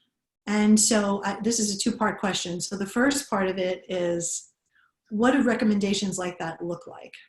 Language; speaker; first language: English; native; English